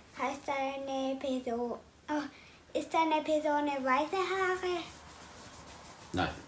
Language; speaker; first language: German; early bilingual, heritage; Thai